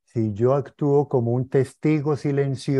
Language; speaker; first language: Spanish; native; Spanish